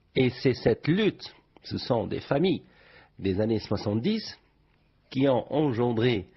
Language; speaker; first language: French; non-native, local second language; Arabic